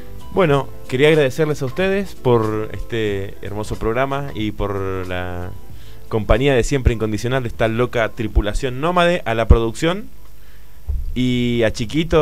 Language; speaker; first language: Spanish; native; Spanish